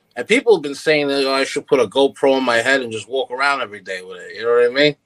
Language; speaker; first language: English; early bilingual, other home language; Italian